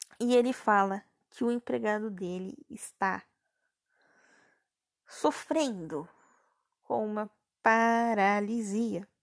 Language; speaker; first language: Portuguese; native; Portuguese